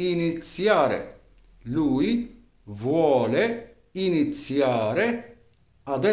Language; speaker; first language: Italian; non-native, fluent; Arabic